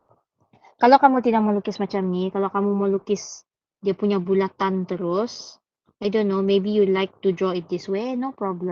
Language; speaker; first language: Malay; native; Malay